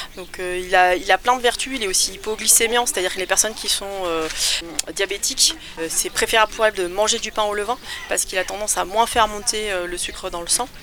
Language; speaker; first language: French; native; French